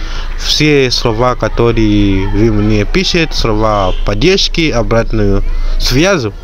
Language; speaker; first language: Russian; non-native, learner; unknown